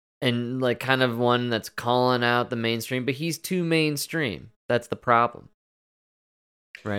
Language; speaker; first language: English; native; English